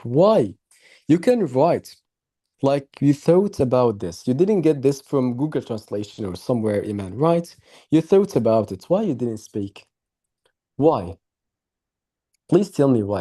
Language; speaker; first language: English; non-native, fluent; Arabic